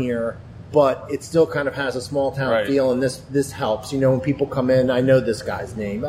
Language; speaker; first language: English; native; English